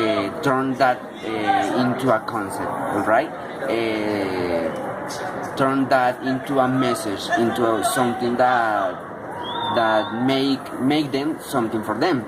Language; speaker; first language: English; non-native, learner; Spanish